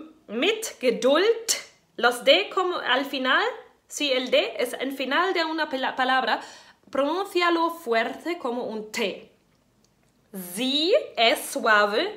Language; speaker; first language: Spanish; non-native, fluent; German